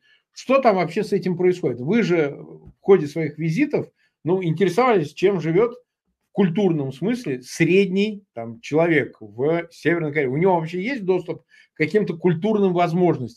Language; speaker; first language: Russian; native; Russian